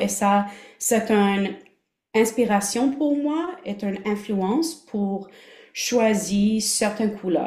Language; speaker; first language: French; non-native, local second language; English